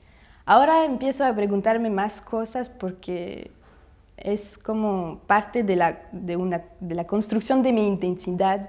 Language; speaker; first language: Spanish; non-native, fluent; Russian